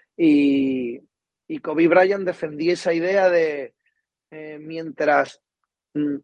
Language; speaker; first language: Spanish; native; Spanish